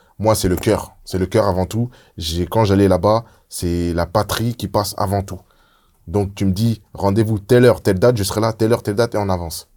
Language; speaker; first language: French; early bilingual, other home language; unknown